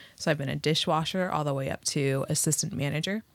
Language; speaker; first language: English; early bilingual, other home language; Spanish